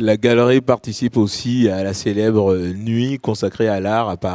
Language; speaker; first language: French; native; French